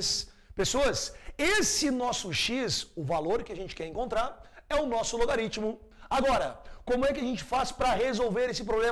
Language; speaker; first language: Portuguese; native; Portuguese